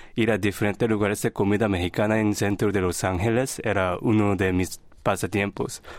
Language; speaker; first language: Spanish; non-native, fluent; Korean